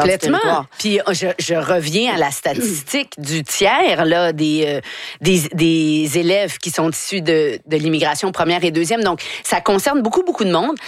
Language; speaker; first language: French; native; French